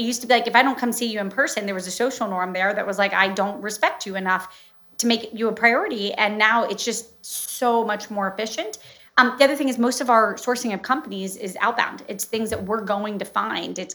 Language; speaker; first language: English; native; English